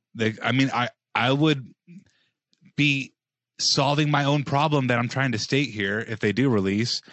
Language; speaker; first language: English; native; English